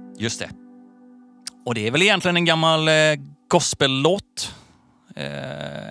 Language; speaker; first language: Swedish; native; Swedish